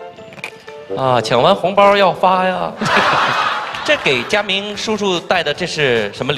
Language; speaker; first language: Chinese; native; Chinese